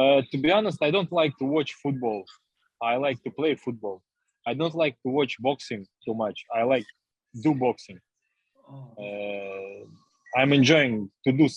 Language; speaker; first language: English; non-native, learner; Russian